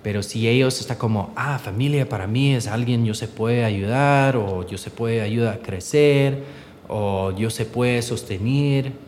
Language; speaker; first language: Spanish; non-native, learner; English